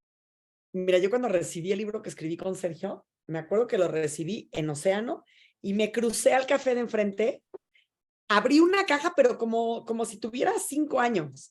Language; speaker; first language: Spanish; native; Spanish